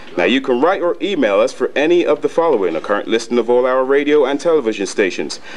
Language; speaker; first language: English; native; English